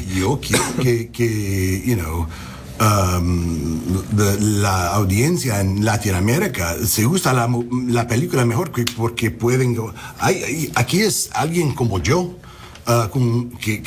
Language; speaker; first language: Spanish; non-native, learner; English